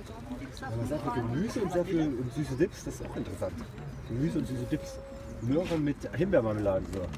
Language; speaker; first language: German; native; German